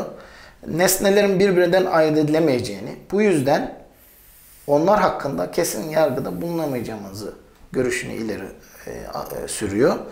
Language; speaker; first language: Turkish; native; Turkish